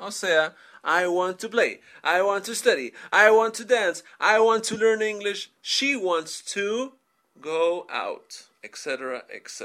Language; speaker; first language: English; non-native, fluent; Spanish